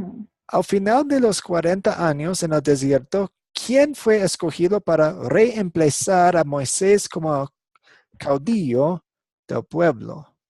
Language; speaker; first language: Spanish; non-native, fluent; English